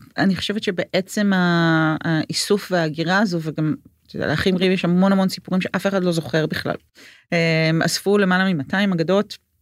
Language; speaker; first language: Hebrew; native; Hebrew